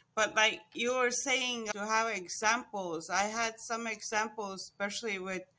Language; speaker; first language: English; non-native, fluent; Estonian